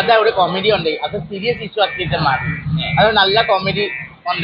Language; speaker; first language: Malayalam; non-native, learner; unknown